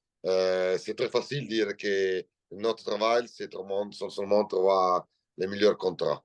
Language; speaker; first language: French; non-native, learner; Italian